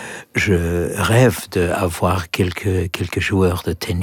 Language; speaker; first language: French; non-native, learner; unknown